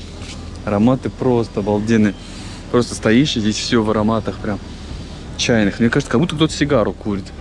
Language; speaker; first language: Russian; native; Russian